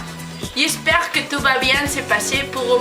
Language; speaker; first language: French; non-native, learner; Spanish